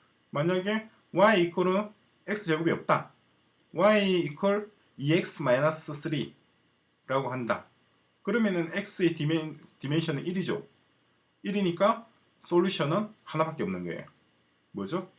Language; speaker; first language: Korean; native; Korean